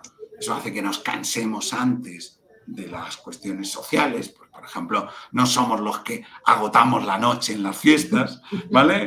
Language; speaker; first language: Spanish; native; Spanish